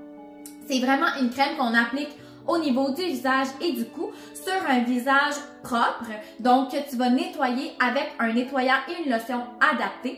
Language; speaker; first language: French; native; French